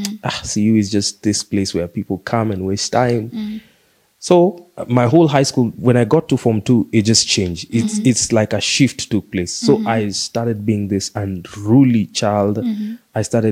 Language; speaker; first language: English; non-native, local second language; Swahili